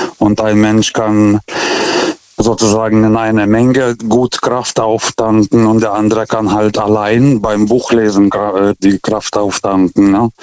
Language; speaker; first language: German; non-native, fluent; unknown